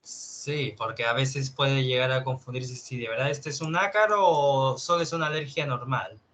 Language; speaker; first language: Spanish; native; Spanish